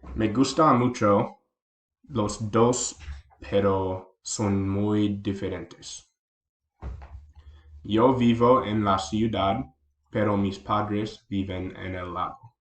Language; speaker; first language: Spanish; non-native, learner; English